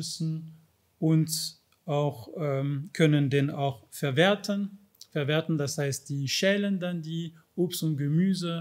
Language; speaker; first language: German; non-native, fluent; French